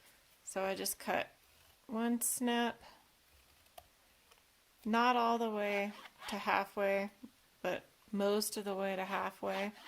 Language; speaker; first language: English; native; English